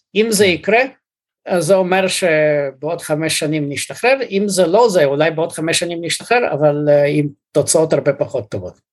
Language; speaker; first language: Hebrew; early bilingual, other home language; Russian